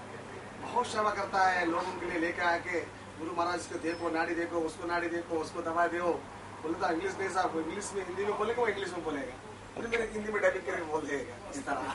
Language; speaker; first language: Hindi; non-native, local second language; Telugu